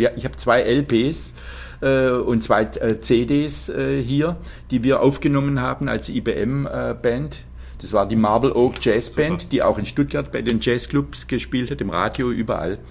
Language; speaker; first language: German; native; German